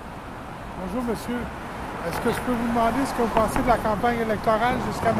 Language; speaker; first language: French; native; French